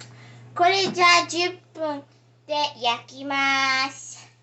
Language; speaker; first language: Japanese; early bilingual, heritage; English